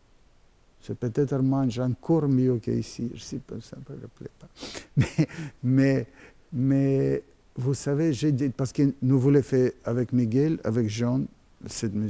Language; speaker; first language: French; non-native, learner; Russian